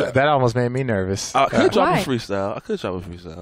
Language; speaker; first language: English; native; English